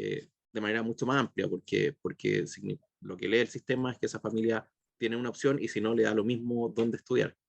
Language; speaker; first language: Spanish; native; Spanish